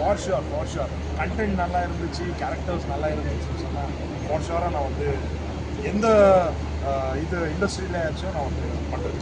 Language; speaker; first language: Tamil; non-native, local second language; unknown